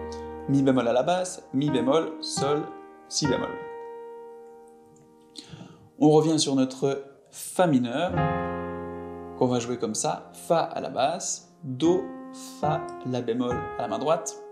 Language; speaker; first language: French; native; French